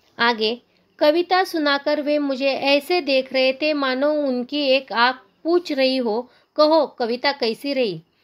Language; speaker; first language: Hindi; non-native, local second language; Marathi